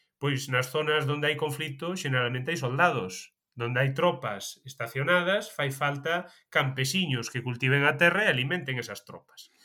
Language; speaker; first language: Galician; native; Galician